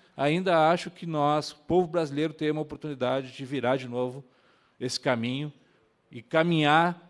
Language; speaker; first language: Portuguese; native; Portuguese